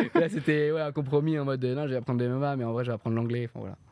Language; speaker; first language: French; native; French